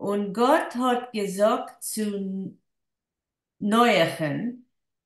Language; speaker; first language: German; non-native, learner; English